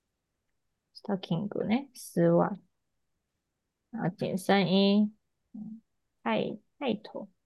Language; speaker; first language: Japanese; non-native, fluent; Chinese